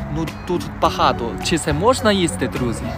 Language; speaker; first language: Ukrainian; non-native, learner; Chinese